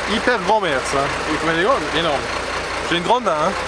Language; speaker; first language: French; native; French